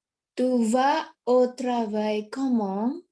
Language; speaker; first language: French; non-native, learner; Indonesian